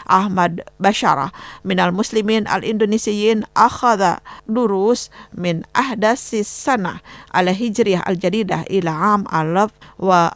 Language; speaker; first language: Arabic; non-native, fluent; Indonesian